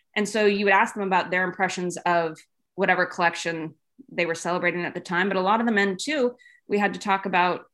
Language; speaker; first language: English; native; English